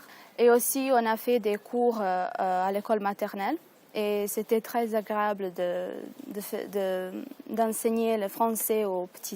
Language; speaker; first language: French; non-native, learner; Serbian